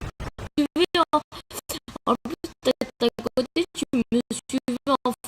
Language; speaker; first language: French; native; French